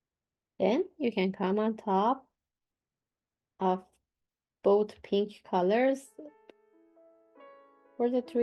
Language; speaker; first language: English; non-native, fluent; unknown